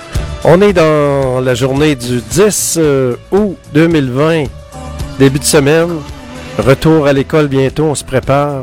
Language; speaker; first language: French; native; French